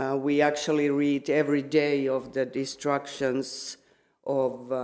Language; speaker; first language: English; non-native, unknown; Finnish